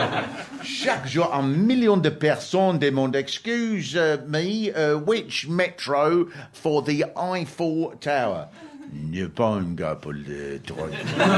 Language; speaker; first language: French; non-native, learner; English